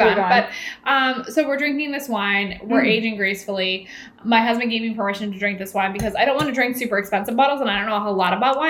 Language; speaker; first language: English; native; English